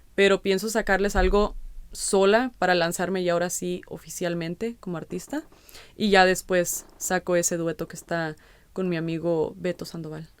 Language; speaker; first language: Spanish; early bilingual, heritage; Spanish